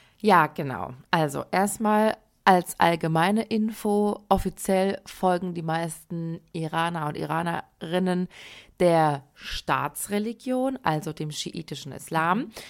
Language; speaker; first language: German; early bilingual, other home language; Persian